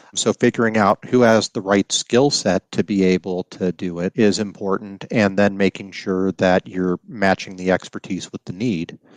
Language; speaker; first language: English; native; English